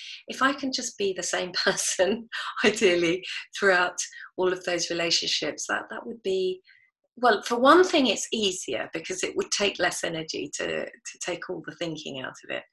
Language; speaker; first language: English; native; English